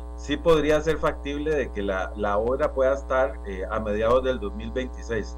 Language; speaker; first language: Spanish; native; Spanish